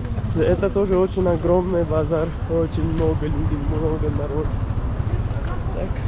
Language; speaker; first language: Russian; non-native, learner; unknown